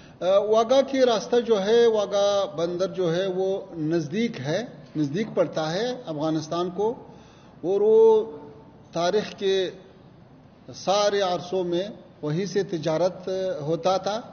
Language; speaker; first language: Hindi; non-native, learner; Pashto